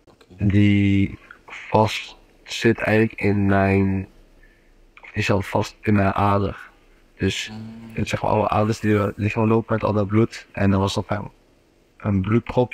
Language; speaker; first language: Dutch; native; Dutch